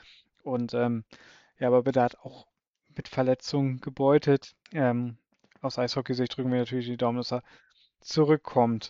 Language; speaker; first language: German; native; German